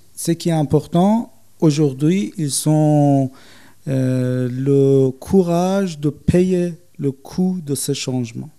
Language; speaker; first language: French; non-native, fluent; Persian